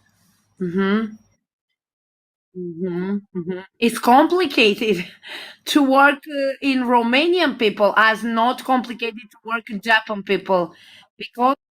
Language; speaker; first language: English; non-native, learner; Romanian